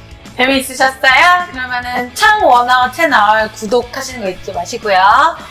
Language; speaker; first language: Korean; native; Korean